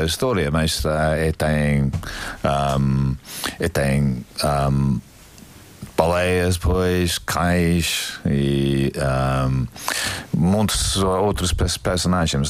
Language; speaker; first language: Portuguese; non-native, learner; English